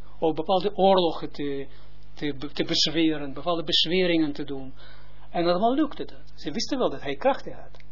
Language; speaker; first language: Dutch; non-native, fluent; Hebrew